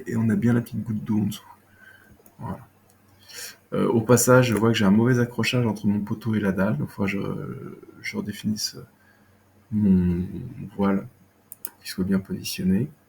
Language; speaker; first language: French; native; French